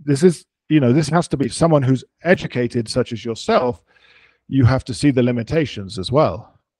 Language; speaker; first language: English; native; English